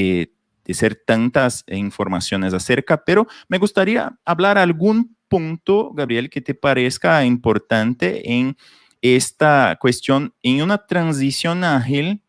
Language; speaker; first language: Spanish; non-native, fluent; Portuguese